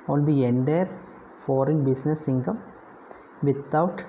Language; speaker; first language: English; non-native, local second language; Malayalam